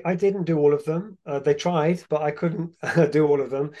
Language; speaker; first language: English; native; English